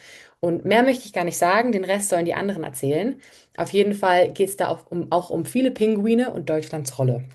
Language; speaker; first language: German; native; German